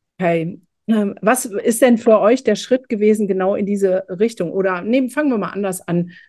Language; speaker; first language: German; native; German